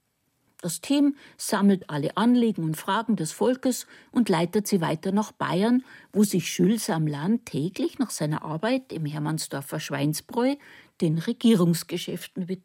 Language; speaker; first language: German; native; German